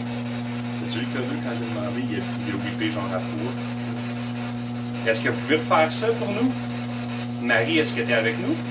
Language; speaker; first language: French; native; French